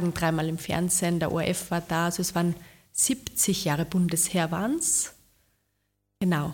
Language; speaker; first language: German; native; German